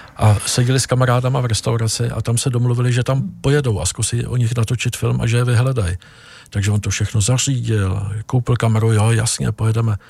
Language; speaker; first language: Czech; native; Czech